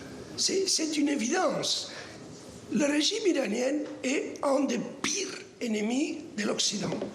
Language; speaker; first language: French; non-native, fluent; Spanish